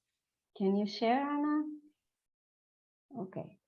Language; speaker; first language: English; non-native, fluent; Portuguese